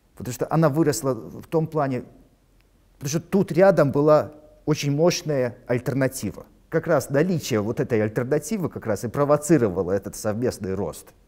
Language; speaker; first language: Russian; non-native, local second language; Latvian